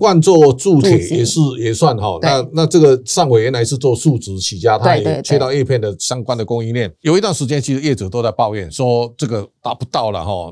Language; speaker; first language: Chinese; native; Chinese